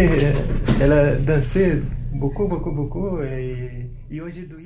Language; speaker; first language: French; non-native, fluent; Portuguese